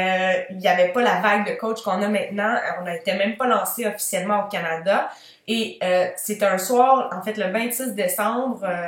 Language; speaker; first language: French; native; French